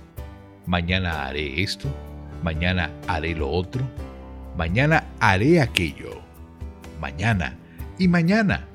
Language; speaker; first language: Spanish; native; Spanish